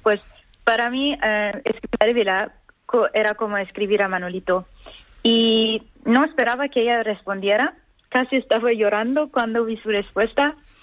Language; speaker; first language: Spanish; non-native, fluent; Persian